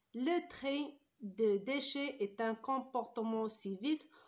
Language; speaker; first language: French; non-native, local second language; Arabic